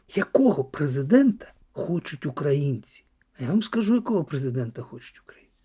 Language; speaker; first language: Ukrainian; native; Ukrainian